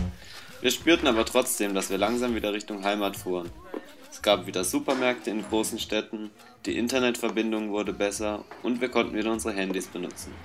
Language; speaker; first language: German; native; German